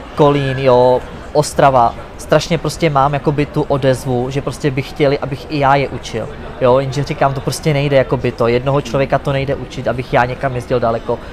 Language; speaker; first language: Czech; native; Czech